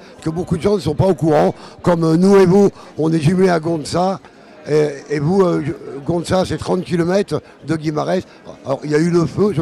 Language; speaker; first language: French; native; French